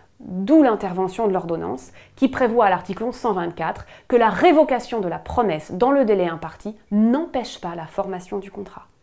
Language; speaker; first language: French; native; French